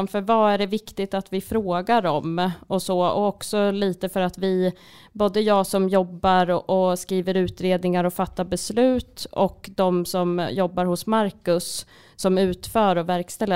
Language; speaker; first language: Swedish; native; Swedish